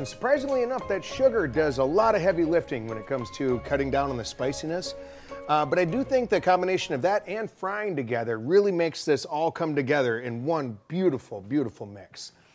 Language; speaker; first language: English; native; English